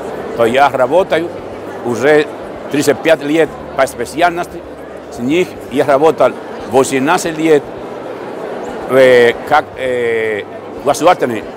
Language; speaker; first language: Russian; non-native, fluent; Spanish